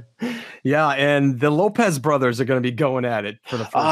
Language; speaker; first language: English; native; English